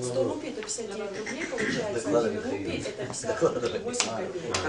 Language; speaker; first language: Russian; native; Russian